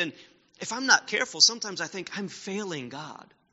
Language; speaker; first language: English; native; English